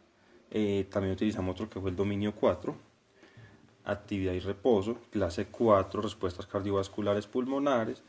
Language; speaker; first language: Spanish; native; Spanish